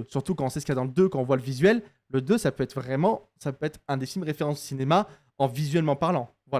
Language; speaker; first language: French; native; French